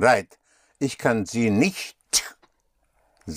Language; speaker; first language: German; non-native, fluent; English